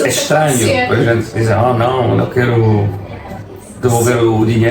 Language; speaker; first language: Portuguese; non-native, fluent; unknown